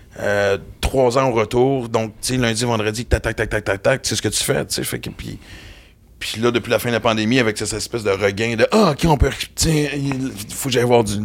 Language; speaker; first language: French; native; French